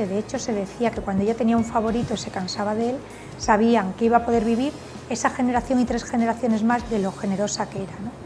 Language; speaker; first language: Spanish; native; Spanish